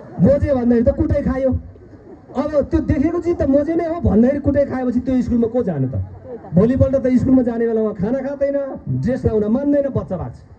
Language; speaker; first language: Nepali; non-native, local second language; Eastern Tamang